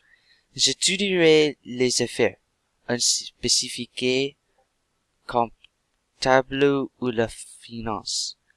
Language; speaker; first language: French; non-native, learner; English